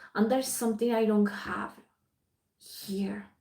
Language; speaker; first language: English; non-native, fluent; Spanish